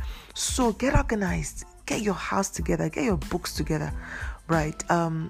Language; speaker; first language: English; non-native, local second language; Yoruba